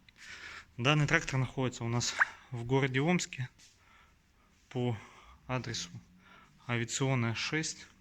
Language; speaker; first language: Russian; native; Russian